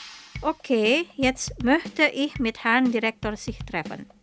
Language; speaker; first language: German; non-native, fluent; Indonesian